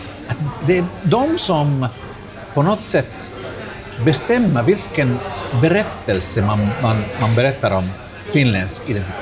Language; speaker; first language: Swedish; non-native, local second language; Finnish